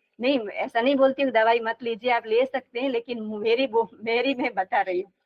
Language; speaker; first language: Hindi; non-native, local second language; Gujarati